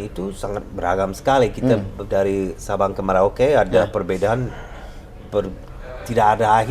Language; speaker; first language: Indonesian; non-native, fluent; English